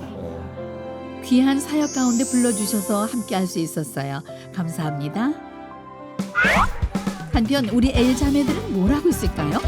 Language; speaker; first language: Korean; native; Korean